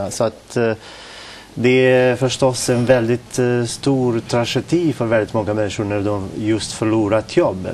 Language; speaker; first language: Swedish; non-native, fluent; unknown